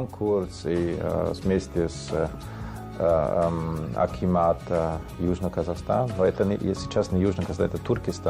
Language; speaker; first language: Russian; non-native, fluent; German